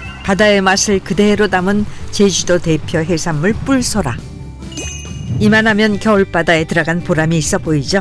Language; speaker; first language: Korean; native; Korean